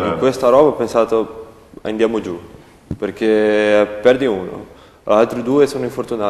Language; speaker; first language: Italian; non-native, learner; Portuguese